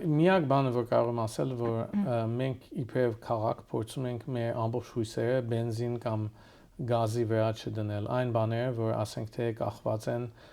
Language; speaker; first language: Armenian; early bilingual, heritage; Armenian